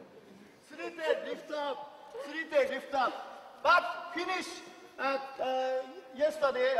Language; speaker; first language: English; non-native, learner; Japanese